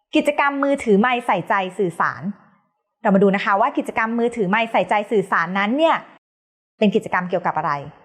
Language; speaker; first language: Thai; native; Thai